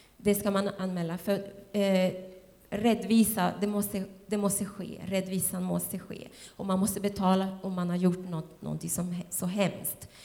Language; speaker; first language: Swedish; non-native, fluent; Spanish